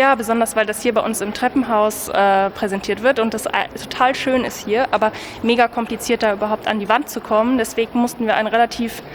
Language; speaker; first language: German; native; German